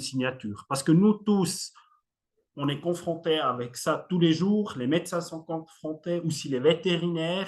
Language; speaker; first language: French; non-native, local second language; German